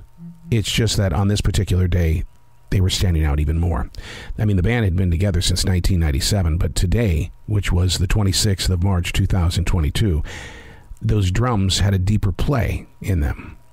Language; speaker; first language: English; native; English